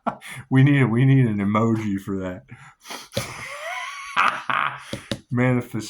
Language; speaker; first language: English; native; English